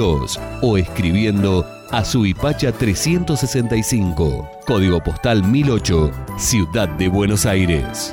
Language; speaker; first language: Spanish; native; Spanish